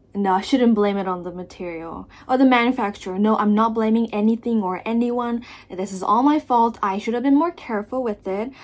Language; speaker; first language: English; non-native, fluent; Japanese